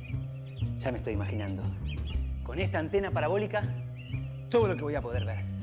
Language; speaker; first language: Spanish; native; Spanish